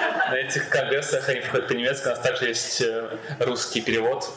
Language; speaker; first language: Russian; native; Russian